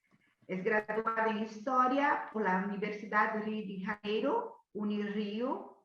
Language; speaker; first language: Spanish; non-native, fluent; Portuguese